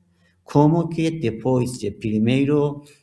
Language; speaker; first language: Portuguese; non-native, learner; Persian